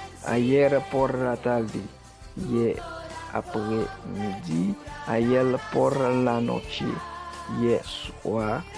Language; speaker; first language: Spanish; non-native, fluent; Haitian Creole